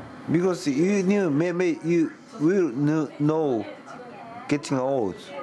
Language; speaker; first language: English; non-native, learner; Japanese